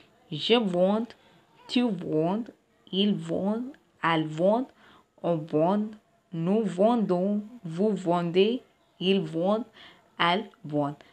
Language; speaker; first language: French; non-native, learner; Tamil